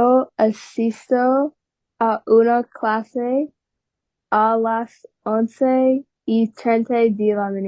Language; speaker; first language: Spanish; non-native, learner; English